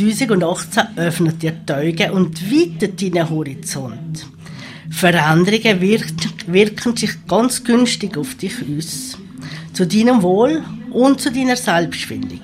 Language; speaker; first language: German; native; German